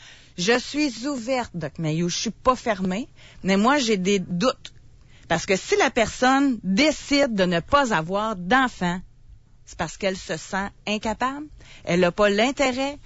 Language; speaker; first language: French; native; French